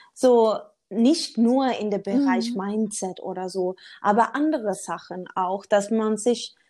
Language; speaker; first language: German; non-native, fluent; Swedish